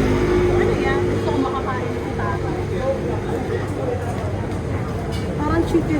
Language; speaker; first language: Filipino; native; Filipino